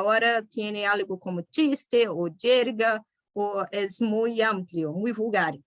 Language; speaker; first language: Spanish; non-native, fluent; Portuguese